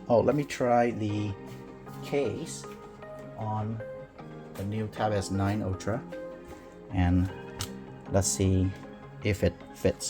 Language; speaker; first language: English; native; English